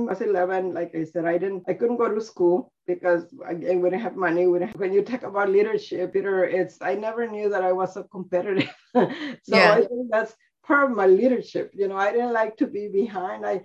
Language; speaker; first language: English; early bilingual, other home language; Spanish